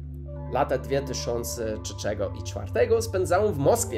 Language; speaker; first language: Polish; non-native, learner; English